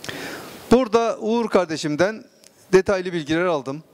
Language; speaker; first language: Turkish; native; Turkish